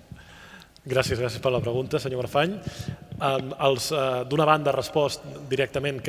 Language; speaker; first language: Catalan; native; Catalan